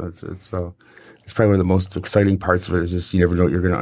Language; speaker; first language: English; native; English